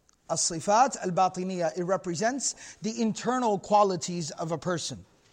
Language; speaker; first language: English; native; English